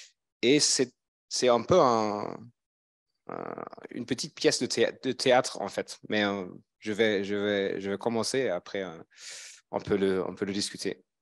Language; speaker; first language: French; non-native, fluent; German